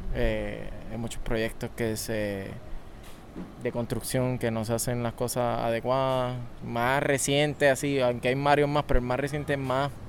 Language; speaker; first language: Spanish; native; Spanish